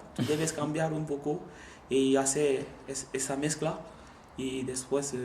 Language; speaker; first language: Spanish; non-native, learner; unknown